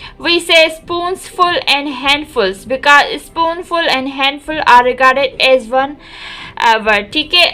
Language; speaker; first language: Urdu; non-native, local second language; Sindhi